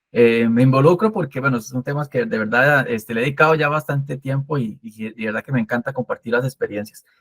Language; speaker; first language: Spanish; native; Spanish